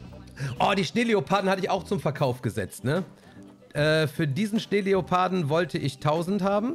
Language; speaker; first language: German; native; German